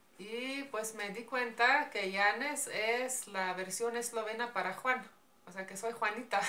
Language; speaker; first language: Spanish; non-native, fluent; Slovenian